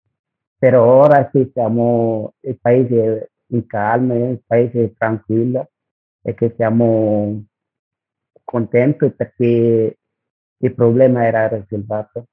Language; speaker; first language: Italian; non-native, learner; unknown